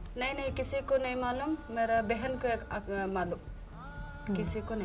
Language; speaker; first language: Hindi; non-native, local second language; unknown